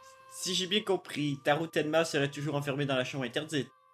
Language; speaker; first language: French; native; French